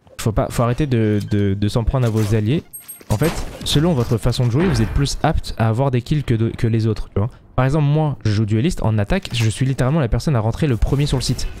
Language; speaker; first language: French; early bilingual, other home language; Korean